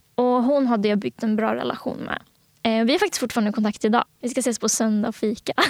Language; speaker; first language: Swedish; early bilingual, other home language; Bangla